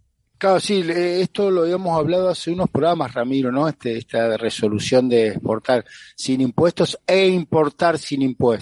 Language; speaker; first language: Spanish; native; Spanish